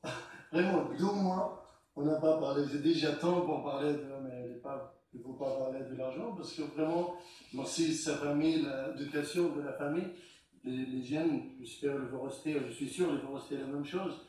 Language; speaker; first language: French; non-native, learner; Arabic